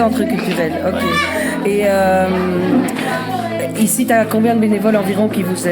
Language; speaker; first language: French; native; French